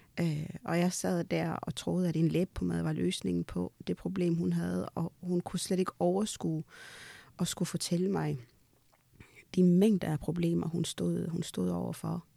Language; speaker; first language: Danish; early bilingual, other home language; Amharic